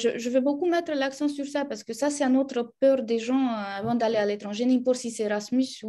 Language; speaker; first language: French; non-native, fluent; Romanian